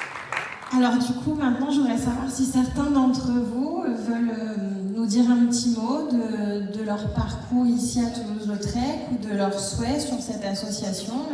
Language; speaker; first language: French; native; French